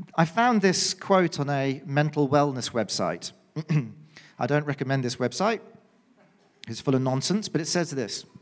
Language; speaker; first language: English; native; English